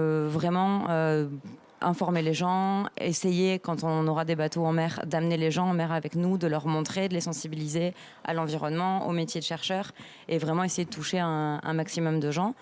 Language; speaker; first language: French; native; French